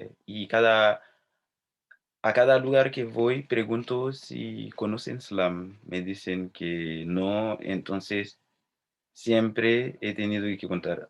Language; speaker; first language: Spanish; non-native, fluent; Haitian Creole